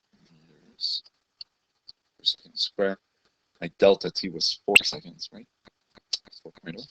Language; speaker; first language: English; native; English